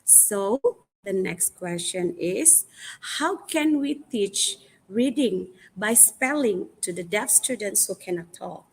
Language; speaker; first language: English; non-native, fluent; Indonesian